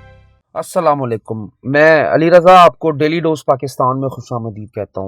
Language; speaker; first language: Urdu; native; Urdu